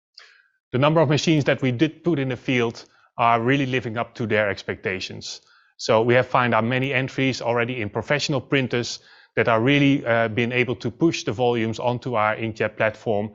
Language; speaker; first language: English; non-native, fluent; Dutch